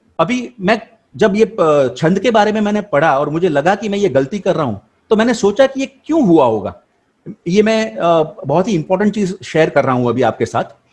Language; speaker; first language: Hindi; non-native, local second language; Gujarati